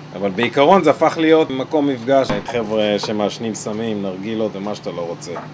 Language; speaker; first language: Hebrew; native; Hebrew